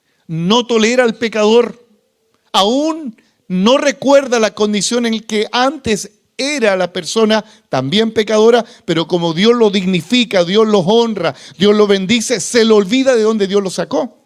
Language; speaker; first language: Spanish; native; Spanish